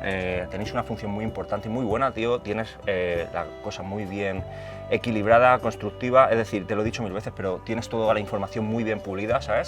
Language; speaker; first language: Spanish; native; Spanish